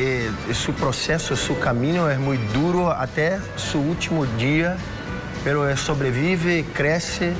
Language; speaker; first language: Spanish; non-native, fluent; Portuguese